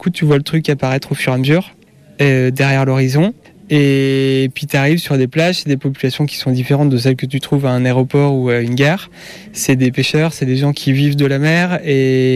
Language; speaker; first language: French; native; French